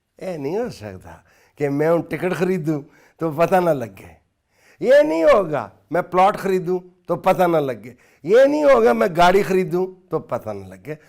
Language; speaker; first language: Urdu; non-native, local second language; Punjabi